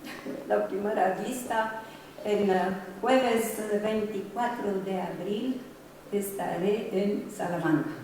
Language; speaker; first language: Spanish; non-native, fluent; Romanian